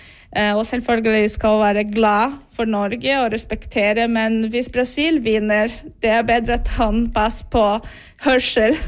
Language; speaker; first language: Norwegian; non-native, fluent; Portuguese